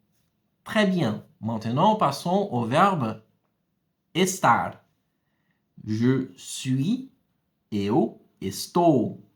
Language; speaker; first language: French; non-native, fluent; Portuguese